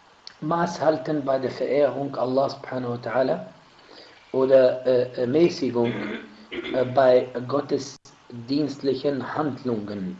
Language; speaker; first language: German; non-native, fluent; Arabic